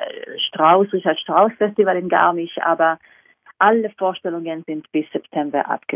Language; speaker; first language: German; non-native, fluent; Hebrew